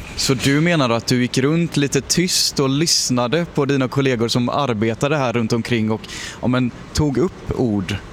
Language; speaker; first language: Swedish; native; Swedish